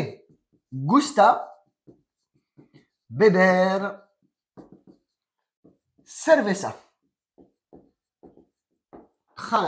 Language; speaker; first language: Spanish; non-native, fluent; French